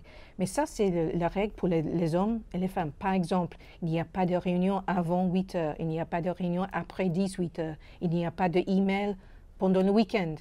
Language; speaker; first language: French; non-native, fluent; English